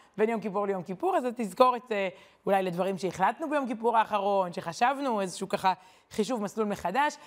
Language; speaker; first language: Hebrew; native; Hebrew